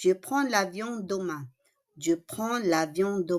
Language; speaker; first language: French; non-native, fluent; Filipino